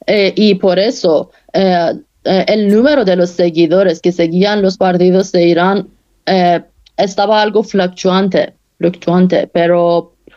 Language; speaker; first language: Spanish; non-native, fluent; Persian